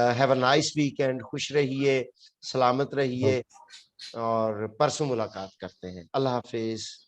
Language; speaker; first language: Urdu; non-native, local second language; Punjabi